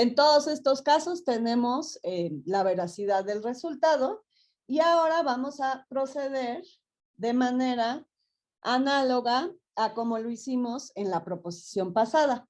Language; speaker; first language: Spanish; native; Spanish